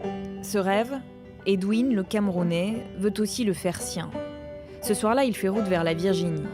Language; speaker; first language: French; native; French